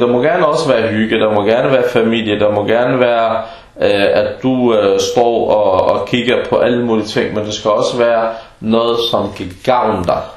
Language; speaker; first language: Danish; early bilingual, other home language; Arabic